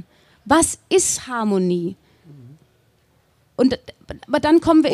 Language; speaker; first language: German; native; German